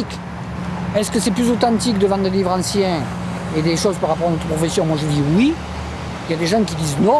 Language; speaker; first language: French; native; French